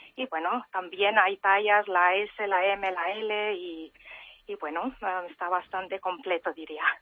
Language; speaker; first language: Spanish; early bilingual, heritage; German